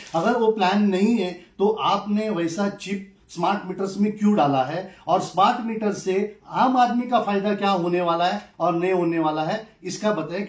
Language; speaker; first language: Hindi; non-native, local second language; Marathi